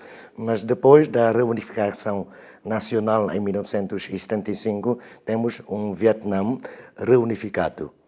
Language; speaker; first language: Portuguese; non-native, fluent; Vietnamese